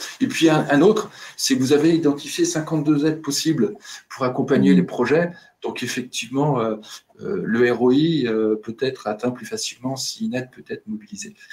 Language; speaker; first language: French; native; French